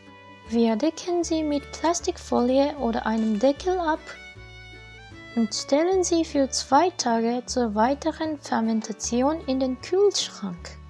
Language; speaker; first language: German; non-native, fluent; Japanese